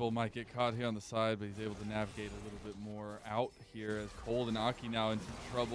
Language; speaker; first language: English; native; English